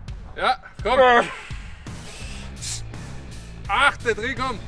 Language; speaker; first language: German; native; German